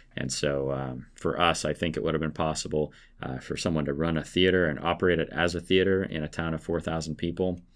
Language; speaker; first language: English; native; English